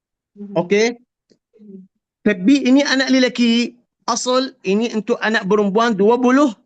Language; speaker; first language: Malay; non-native, fluent; Arabic